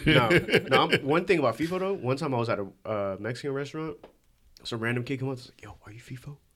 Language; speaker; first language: English; early bilingual, other home language; Korean